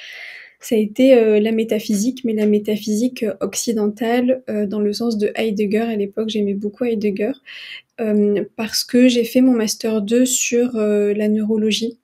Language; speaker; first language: French; non-native, local second language; Arabic